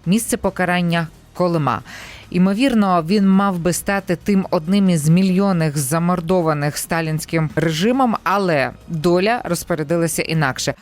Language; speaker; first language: Ukrainian; native; Ukrainian